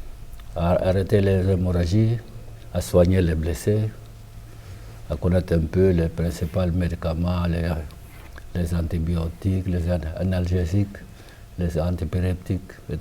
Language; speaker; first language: French; non-native, fluent; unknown